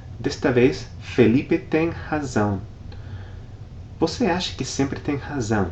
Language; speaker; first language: Portuguese; non-native, fluent; English